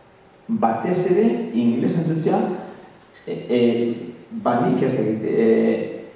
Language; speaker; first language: Basque; non-native, local second language; Spanish